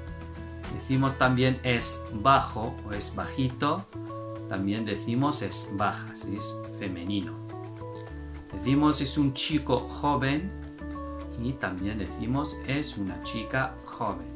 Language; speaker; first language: Spanish; non-native, fluent; Arabic